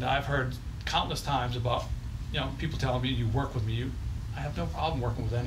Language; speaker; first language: English; native; English